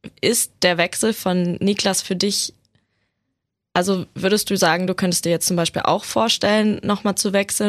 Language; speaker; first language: German; native; German